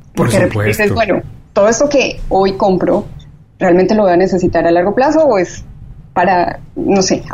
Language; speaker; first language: Spanish; native; Spanish